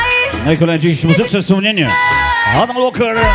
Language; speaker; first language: Polish; native; Polish